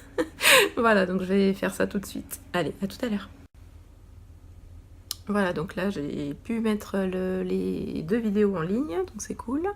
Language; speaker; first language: French; native; French